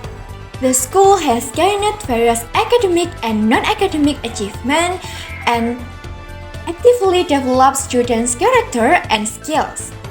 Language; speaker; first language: English; non-native, fluent; Indonesian